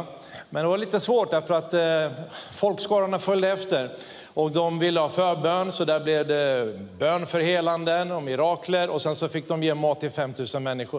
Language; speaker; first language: Swedish; native; Swedish